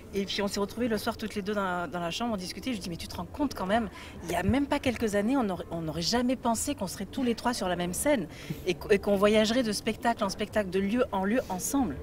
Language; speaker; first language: French; early bilingual, other home language; Arabic